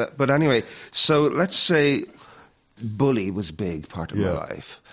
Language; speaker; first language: English; native; English